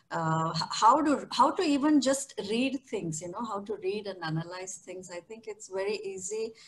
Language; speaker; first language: English; non-native, local second language; Kannada